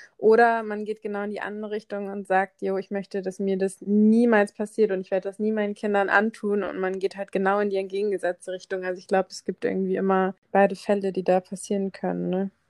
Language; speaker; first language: German; native; German